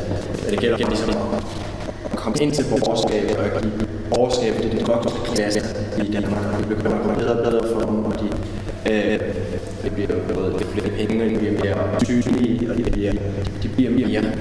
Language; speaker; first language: Danish; native; Danish